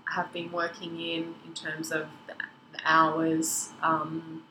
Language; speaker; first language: English; native; English